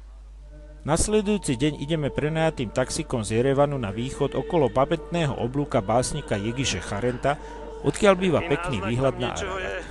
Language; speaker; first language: Slovak; native; Slovak